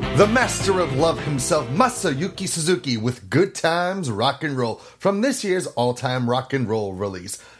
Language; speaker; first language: English; native; English